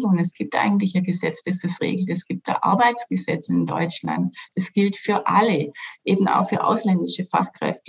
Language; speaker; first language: German; native; German